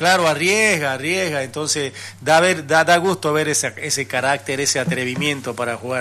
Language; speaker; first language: Spanish; native; Spanish